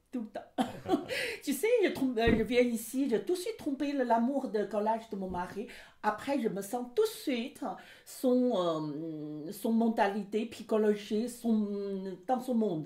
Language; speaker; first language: French; non-native, learner; Chinese